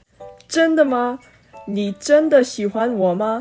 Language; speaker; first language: Chinese; non-native, learner; English